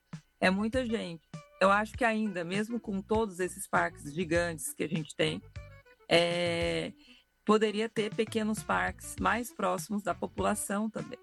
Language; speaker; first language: Portuguese; native; Portuguese